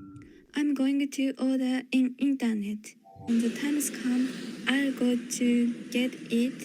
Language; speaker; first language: English; non-native, learner; Japanese